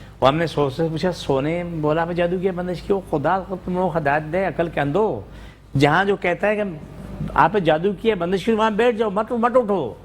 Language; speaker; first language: Urdu; non-native, local second language; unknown